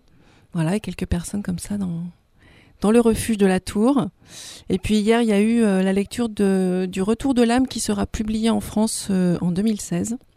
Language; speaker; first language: French; native; French